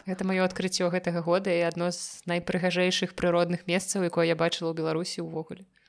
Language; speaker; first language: Belarusian; non-native, local second language; Russian